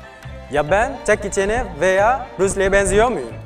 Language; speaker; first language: Turkish; non-native, learner; Vietnamese